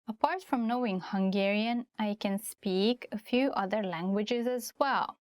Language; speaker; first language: English; non-native, fluent; Hungarian